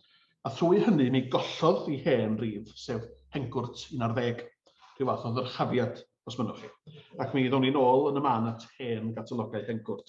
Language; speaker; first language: Welsh; native; Welsh